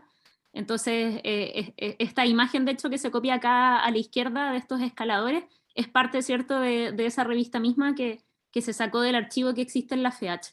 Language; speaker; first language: Spanish; native; Spanish